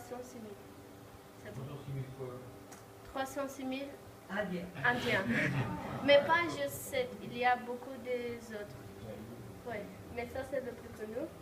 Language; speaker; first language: French; non-native, learner; Portuguese